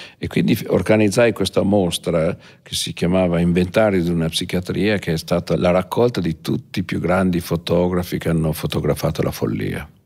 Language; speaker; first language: Italian; native; Italian